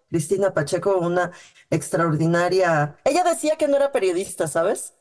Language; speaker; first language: Spanish; native; Spanish